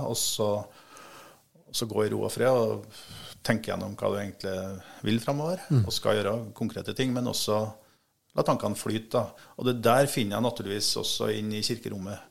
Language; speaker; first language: Norwegian; native; Norwegian